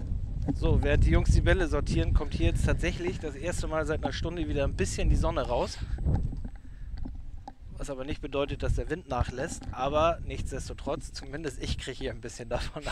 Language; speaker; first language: German; native; German